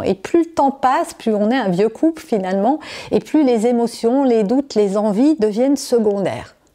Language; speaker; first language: French; native; French